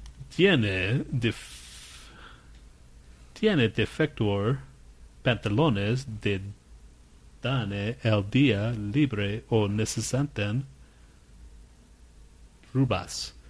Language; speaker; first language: Spanish; non-native, learner; English